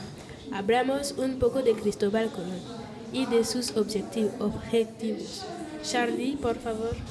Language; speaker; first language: Spanish; non-native, learner; French